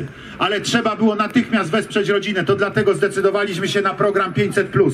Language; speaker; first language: Polish; native; Polish